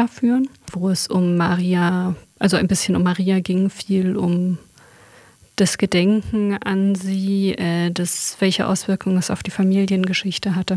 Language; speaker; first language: German; native; German